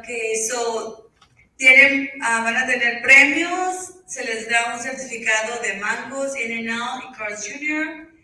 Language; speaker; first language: Spanish; early bilingual, heritage; Spanish